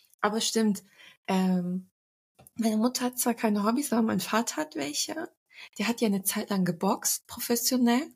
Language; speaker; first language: German; early bilingual, other home language; Turkish